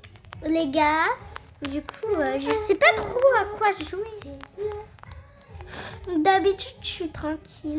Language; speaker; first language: French; native; French